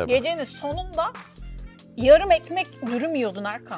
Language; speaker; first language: Turkish; native; Turkish